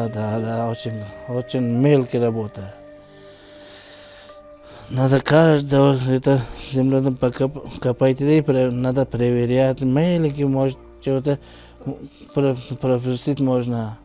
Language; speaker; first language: Russian; non-native, learner; Tajik